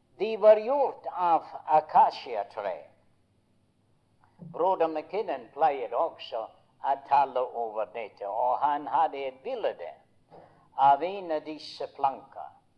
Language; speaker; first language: Norwegian; early bilingual, heritage; Norwegian